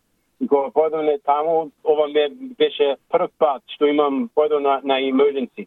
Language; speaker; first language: Macedonian; early bilingual, heritage; Macedonian